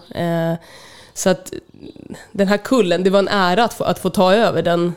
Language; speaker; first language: Swedish; native; Swedish